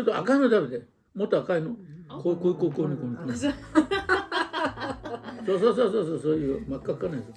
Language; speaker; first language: Japanese; native; Japanese